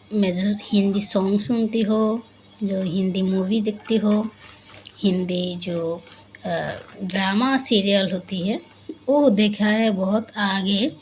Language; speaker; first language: Hindi; non-native, learner; Bangla